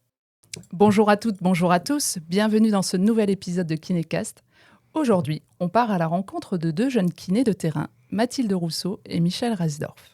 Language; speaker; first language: French; native; French